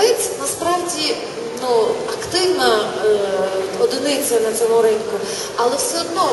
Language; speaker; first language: Ukrainian; native; Ukrainian